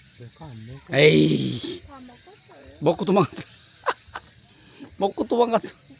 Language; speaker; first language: Korean; native; Korean